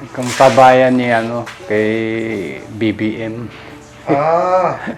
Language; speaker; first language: Filipino; non-native, learner; Japanese